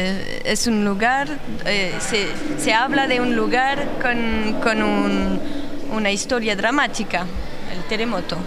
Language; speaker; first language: Spanish; non-native, learner; French